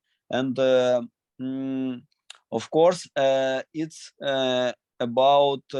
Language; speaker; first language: English; non-native, learner; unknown